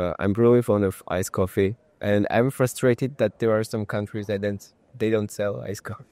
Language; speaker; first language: English; non-native, fluent; Armenian